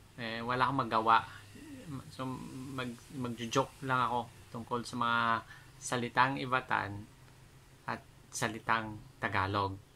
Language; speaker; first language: Filipino; non-native, local second language; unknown